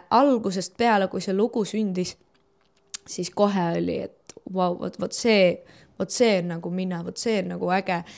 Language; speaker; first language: Estonian; non-native, local second language; Russian